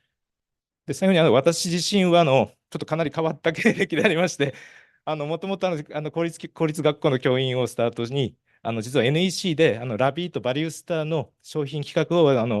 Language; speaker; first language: Japanese; native; Japanese